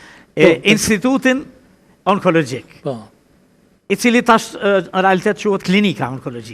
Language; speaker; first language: Albanian; native; Albanian